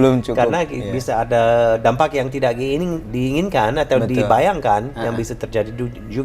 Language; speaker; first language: Indonesian; non-native, fluent; English